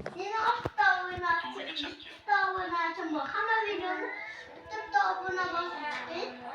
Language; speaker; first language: Turkish; non-native, learner; Uzbek